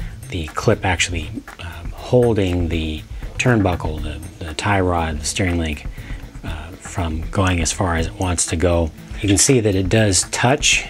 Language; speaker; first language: English; native; English